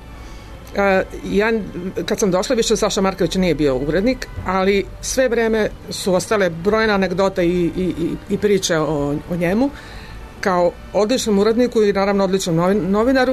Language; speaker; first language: Serbian; native; Serbian